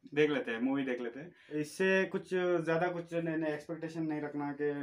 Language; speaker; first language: Hindi; non-native, local second language; Urdu